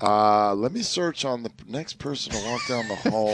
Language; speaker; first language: English; native; English